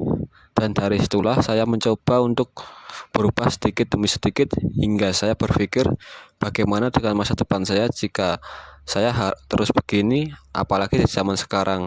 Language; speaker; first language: Indonesian; native; Indonesian